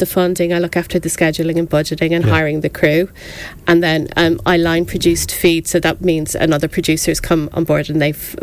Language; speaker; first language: English; native; English